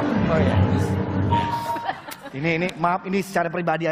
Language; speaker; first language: Indonesian; native; Indonesian